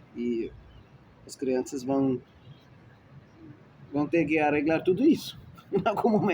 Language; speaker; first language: Portuguese; non-native, fluent; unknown